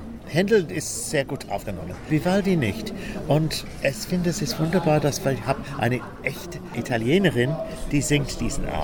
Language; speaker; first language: German; non-native, learner; English